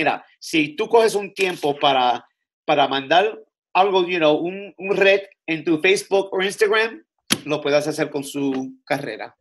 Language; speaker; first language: Spanish; early bilingual, other home language; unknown